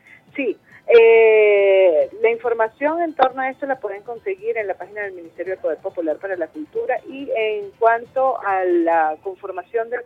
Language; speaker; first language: Spanish; native; Spanish